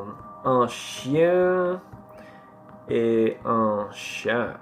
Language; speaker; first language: French; non-native, learner; English